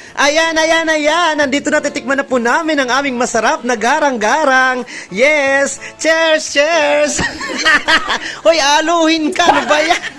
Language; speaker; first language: Filipino; non-native, local second language; Waray